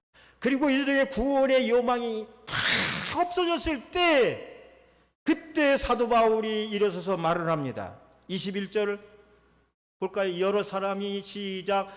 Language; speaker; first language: Korean; native; Korean